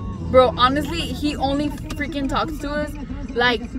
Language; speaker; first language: English; early bilingual, other home language; Spanish